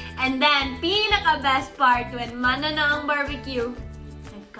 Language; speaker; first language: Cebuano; non-native, learner; English